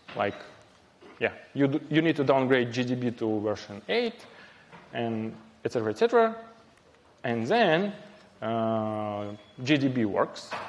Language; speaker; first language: English; non-native, fluent; Ukrainian